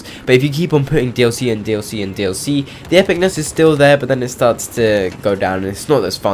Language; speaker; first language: English; native; English